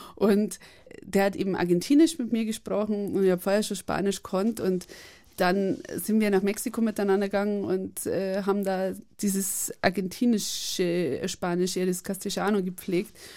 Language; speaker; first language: German; native; German